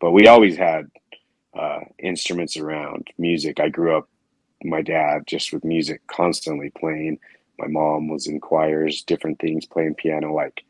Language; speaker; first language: English; native; English